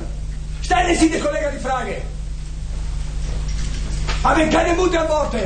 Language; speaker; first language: German; non-native, learner; Italian